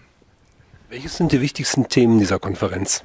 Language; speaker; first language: German; native; German